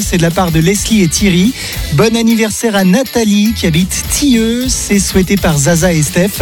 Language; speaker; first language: French; native; French